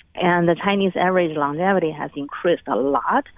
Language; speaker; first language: English; non-native, fluent; Chinese